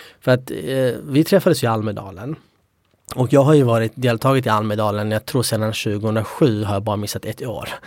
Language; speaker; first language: Swedish; early bilingual, other home language; Kurdish